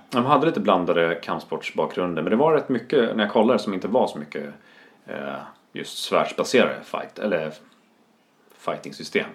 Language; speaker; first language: Swedish; native; Swedish